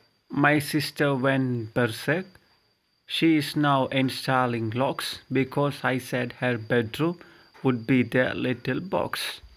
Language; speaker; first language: English; non-native, local second language; Malayalam